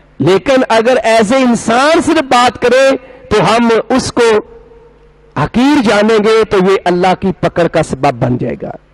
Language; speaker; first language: Urdu; non-native, local second language; Punjabi